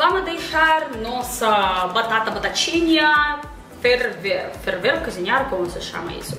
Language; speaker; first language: Portuguese; non-native, fluent; Russian